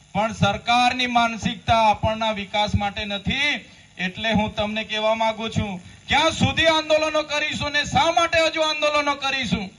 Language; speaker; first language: Gujarati; non-native, local second language; Vasavi